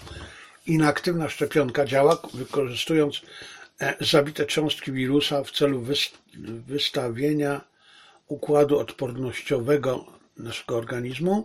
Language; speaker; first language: Polish; native; Polish